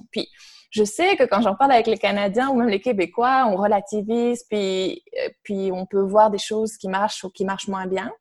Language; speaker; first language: French; native; French